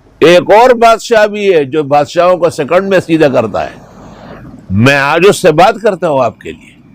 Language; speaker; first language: Urdu; non-native, local second language; Pashto